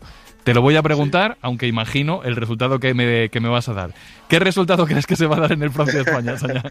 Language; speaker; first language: Spanish; native; Spanish